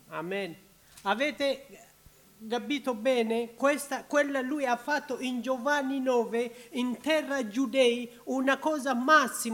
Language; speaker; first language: Italian; non-native, learner; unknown